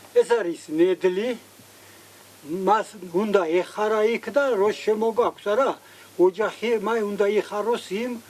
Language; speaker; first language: Georgian; non-native, local second language; Svan